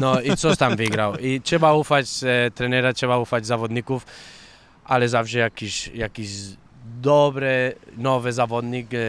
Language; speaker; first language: Polish; non-native, fluent; Catalan